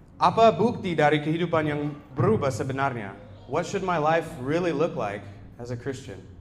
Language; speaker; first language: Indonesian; non-native, fluent; English